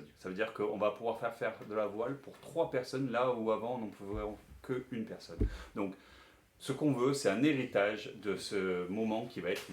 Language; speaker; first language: French; native; French